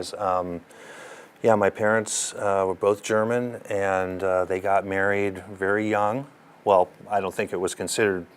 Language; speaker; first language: English; early bilingual, other home language; German